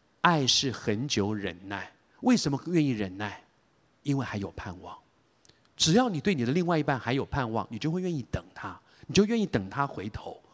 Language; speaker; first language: Chinese; native; Chinese